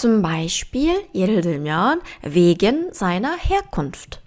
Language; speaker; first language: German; non-native, fluent; Korean